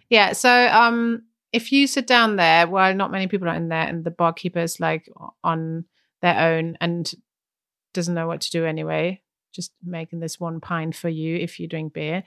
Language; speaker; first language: English; non-native, fluent; German